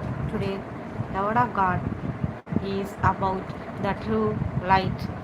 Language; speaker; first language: English; non-native, local second language; Telugu